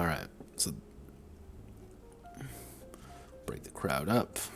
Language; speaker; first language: English; native; English